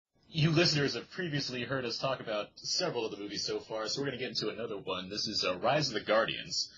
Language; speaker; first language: English; native; English